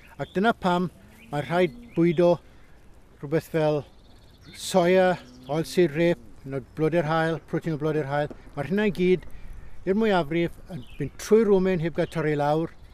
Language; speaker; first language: Welsh; native; Welsh